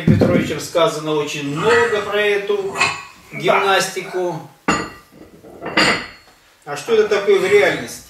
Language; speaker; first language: Russian; native; Russian